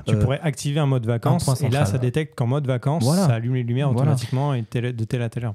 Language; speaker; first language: French; native; French